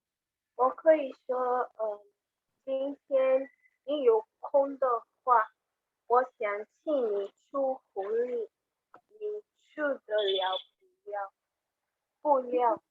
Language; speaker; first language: Chinese; non-native, learner; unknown